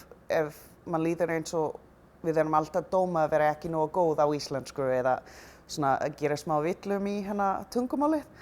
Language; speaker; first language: Icelandic; non-native, fluent; English